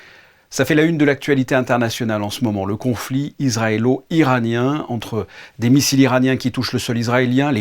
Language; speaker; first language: French; native; French